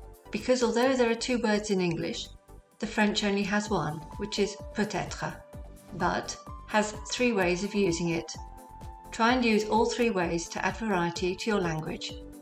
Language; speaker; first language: English; native; English